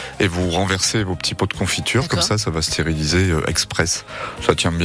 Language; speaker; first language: French; native; French